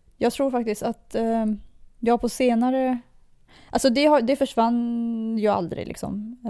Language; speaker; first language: Swedish; early bilingual, other home language; Persian